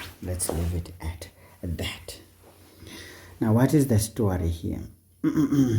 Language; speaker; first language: English; non-native, local second language; Xhosa